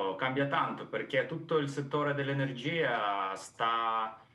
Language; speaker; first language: Italian; non-native, fluent; Ukrainian